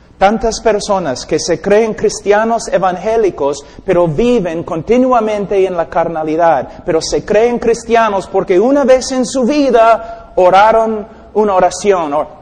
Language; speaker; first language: Spanish; non-native, fluent; English